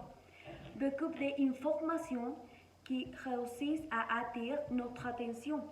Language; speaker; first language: French; non-native, learner; Spanish